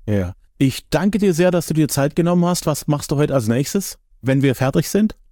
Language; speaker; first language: German; native; German